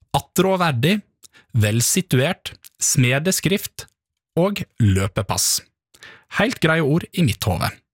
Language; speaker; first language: Norwegian; native; Norwegian